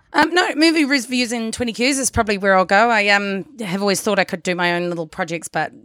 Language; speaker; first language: English; native; English